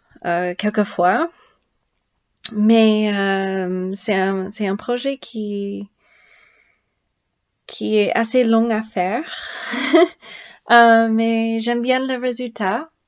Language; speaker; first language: French; non-native, learner; English